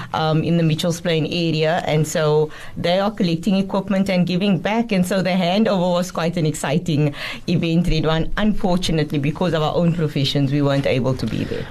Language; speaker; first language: English; native; English